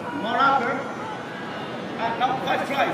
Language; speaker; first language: English; non-native, learner; Spanish